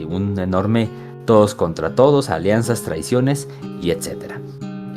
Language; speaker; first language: Spanish; native; Spanish